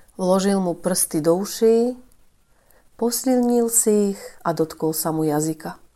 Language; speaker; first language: Slovak; native; Slovak